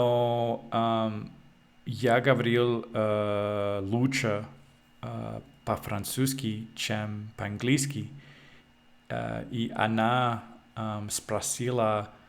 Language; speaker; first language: Russian; non-native, learner; English